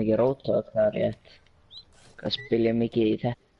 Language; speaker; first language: Icelandic; early bilingual, other home language; Norwegian